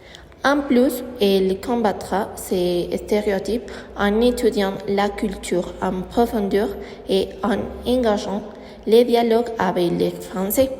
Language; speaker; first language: French; non-native, learner; Spanish